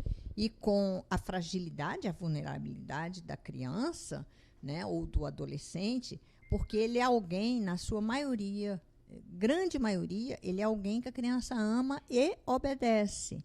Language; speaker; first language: Portuguese; native; Portuguese